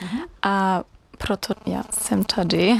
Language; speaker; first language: Czech; non-native, learner; German